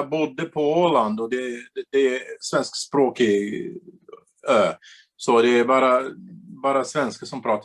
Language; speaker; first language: Swedish; non-native, fluent; Bulgarian